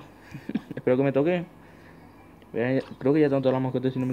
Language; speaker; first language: Spanish; native; Spanish